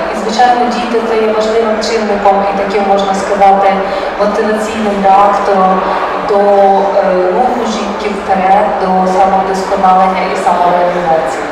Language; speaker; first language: Polish; non-native, learner; Ukrainian